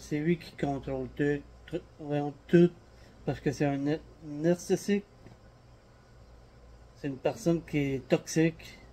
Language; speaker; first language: French; native; French